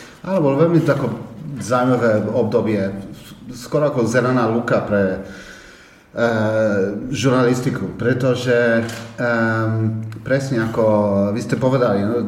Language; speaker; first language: Slovak; non-native, fluent; English